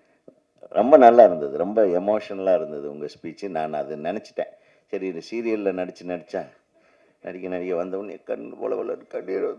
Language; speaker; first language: Tamil; native; Tamil